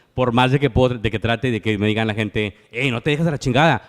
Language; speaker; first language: Spanish; early bilingual, heritage; Spanish